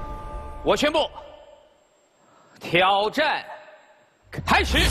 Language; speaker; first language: Chinese; native; Chinese